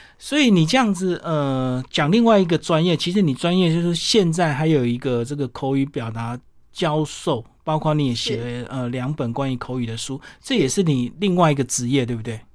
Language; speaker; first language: Chinese; native; Chinese